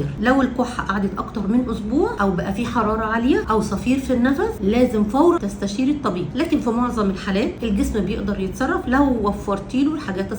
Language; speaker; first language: Arabic; native; Arabic